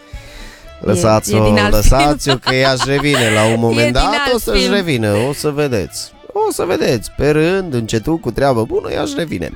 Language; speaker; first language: Romanian; native; Romanian